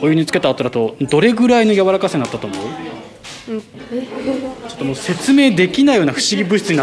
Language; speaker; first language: Japanese; native; Japanese